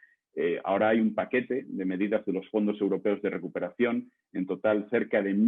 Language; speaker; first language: Spanish; native; Spanish